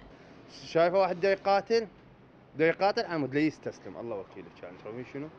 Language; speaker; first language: Arabic; native; Arabic